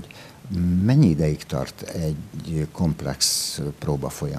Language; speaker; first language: Hungarian; native; Hungarian